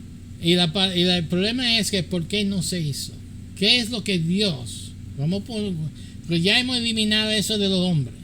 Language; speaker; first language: Spanish; early bilingual, heritage; English